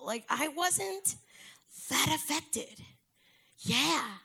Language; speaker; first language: English; early bilingual, other home language; Spanish